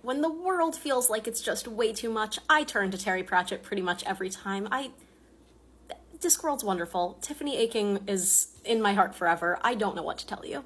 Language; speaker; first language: English; native; English